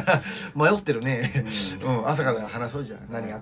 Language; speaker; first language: Japanese; native; Japanese